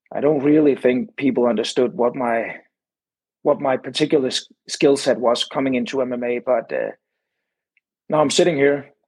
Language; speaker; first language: English; non-native, fluent; Danish